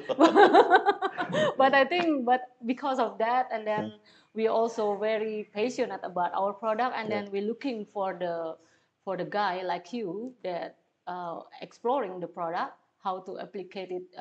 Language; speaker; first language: English; non-native, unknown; Indonesian